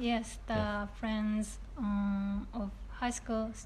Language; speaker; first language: English; non-native, learner; Japanese